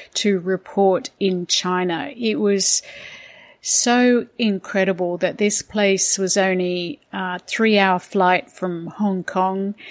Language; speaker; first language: English; native; English